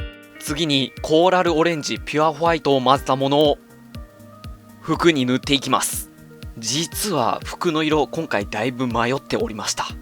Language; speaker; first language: Japanese; native; Japanese